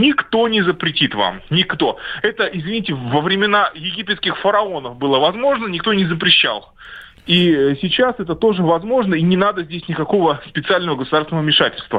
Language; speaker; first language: Russian; native; Russian